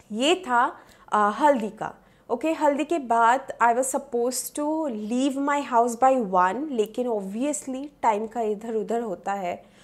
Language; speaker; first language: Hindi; non-native, local second language; Bangla